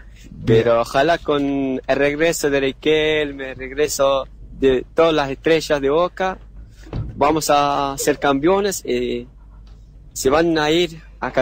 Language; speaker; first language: Spanish; non-native, learner; Arabic